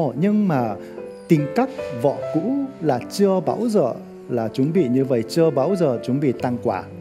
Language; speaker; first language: Vietnamese; non-native, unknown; Korean